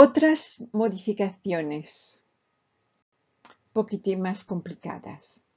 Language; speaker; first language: Spanish; non-native, fluent; French